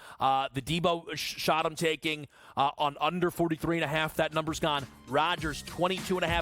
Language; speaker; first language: English; native; English